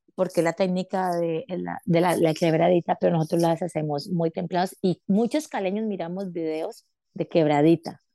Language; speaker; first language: Spanish; native; Spanish